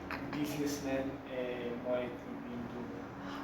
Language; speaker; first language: Bulgarian; non-native, learner; English